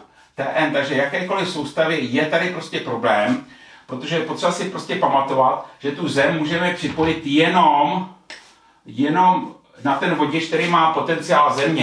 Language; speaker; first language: Czech; native; Czech